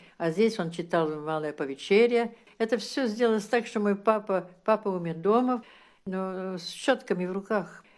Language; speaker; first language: Russian; early bilingual, heritage; Russian